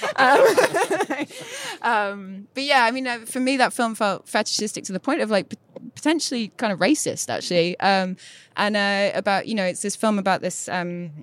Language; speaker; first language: English; native; English